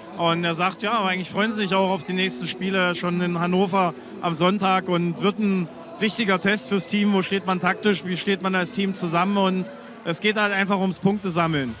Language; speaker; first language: German; native; German